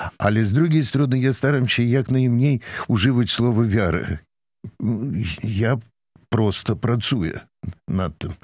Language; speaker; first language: Polish; non-native, fluent; Russian